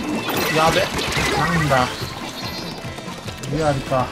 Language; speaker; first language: Japanese; native; Japanese